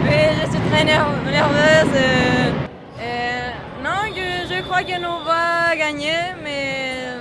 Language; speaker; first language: French; non-native, learner; Spanish